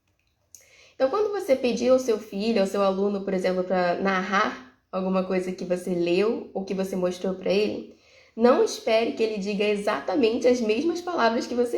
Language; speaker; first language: Portuguese; native; Portuguese